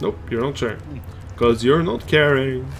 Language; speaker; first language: English; non-native, fluent; Norwegian